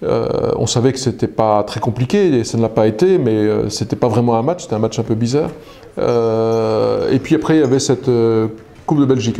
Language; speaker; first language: French; native; French